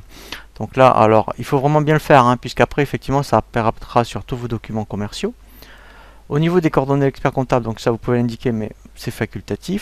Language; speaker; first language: French; native; French